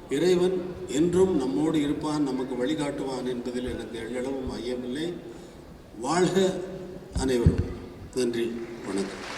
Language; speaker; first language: Tamil; native; Tamil